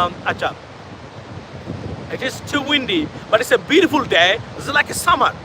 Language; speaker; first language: English; non-native, local second language; Sylheti